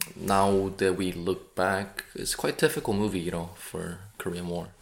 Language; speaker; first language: English; non-native, fluent; Korean